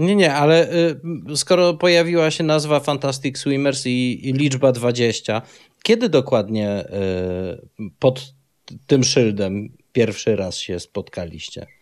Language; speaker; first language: Polish; native; Polish